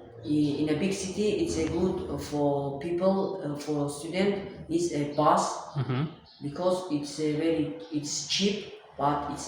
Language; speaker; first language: English; non-native, learner; Tajik